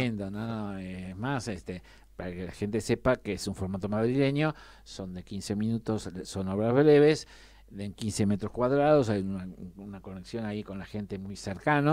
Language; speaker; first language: Spanish; native; Spanish